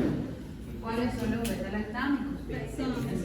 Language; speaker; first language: Spanish; native; Spanish